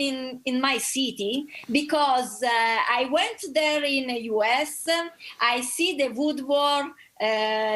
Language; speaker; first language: English; non-native, learner; Italian